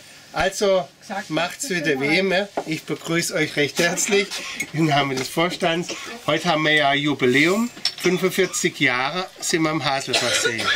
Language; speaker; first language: German; native; German